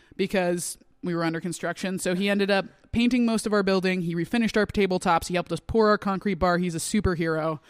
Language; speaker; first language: English; native; English